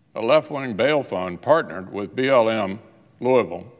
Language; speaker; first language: English; native; English